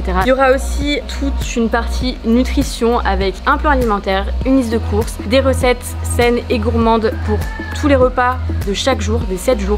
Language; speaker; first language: French; native; French